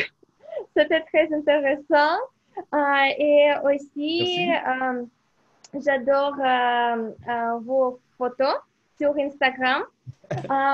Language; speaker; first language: French; non-native, learner; Russian